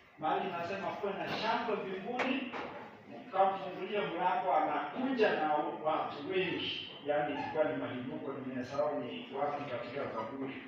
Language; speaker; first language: Swahili; non-native, local second language; Kalenjin